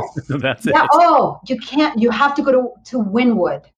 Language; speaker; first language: English; early bilingual, other home language; Spanish